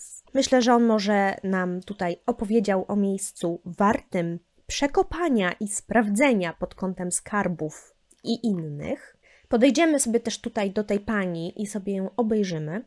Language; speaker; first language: Polish; native; Polish